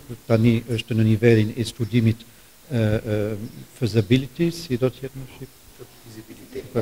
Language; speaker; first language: Albanian; non-native, fluent; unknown